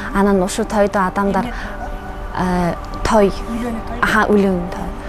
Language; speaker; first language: Kyrgyz; non-native, learner; Mongolian